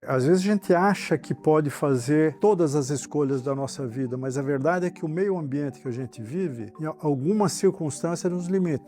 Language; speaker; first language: Portuguese; native; Portuguese